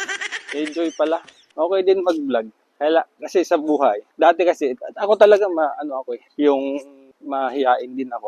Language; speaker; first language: Filipino; native; Filipino